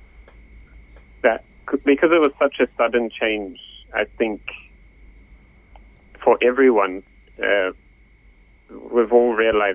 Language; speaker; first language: English; native; English